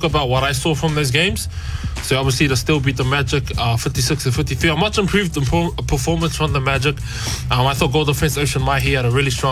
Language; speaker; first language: English; native; English